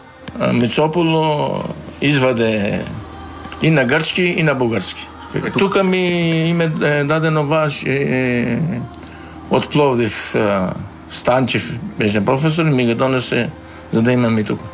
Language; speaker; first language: Bulgarian; non-native, learner; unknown